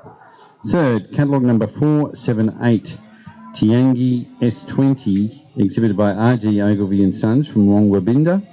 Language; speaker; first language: English; native; English